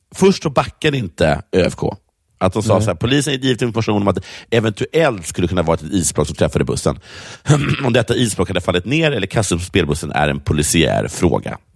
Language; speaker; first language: Swedish; native; Swedish